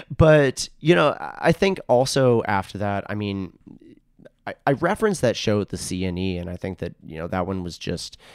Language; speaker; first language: English; native; English